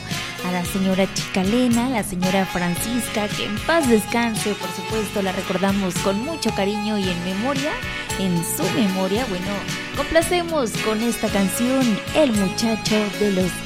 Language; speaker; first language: Spanish; native; Spanish